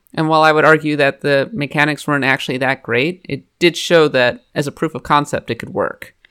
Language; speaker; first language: English; native; English